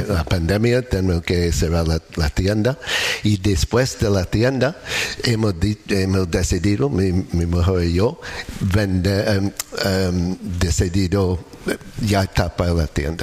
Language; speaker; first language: Spanish; non-native, learner; English